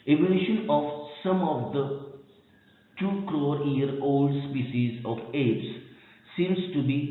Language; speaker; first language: English; non-native, local second language; Marathi